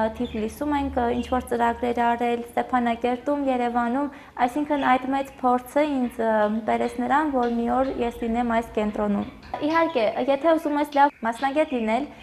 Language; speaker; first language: Armenian; native; Armenian